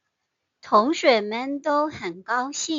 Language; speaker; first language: Chinese; non-native, fluent; Burmese